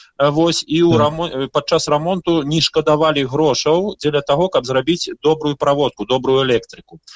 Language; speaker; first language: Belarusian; native; Belarusian